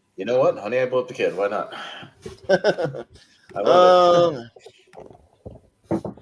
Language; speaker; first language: English; native; English